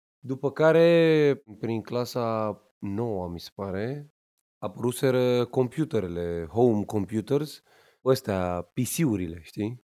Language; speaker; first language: Romanian; native; Romanian